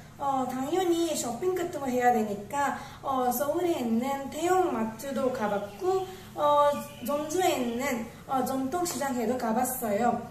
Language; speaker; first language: Korean; non-native, learner; Tamil